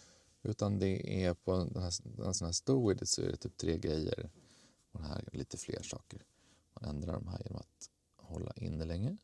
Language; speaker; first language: Swedish; native; Swedish